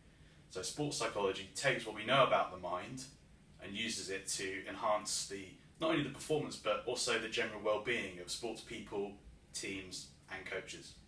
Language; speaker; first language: English; native; English